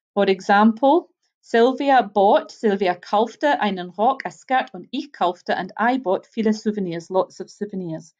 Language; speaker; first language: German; non-native, fluent; English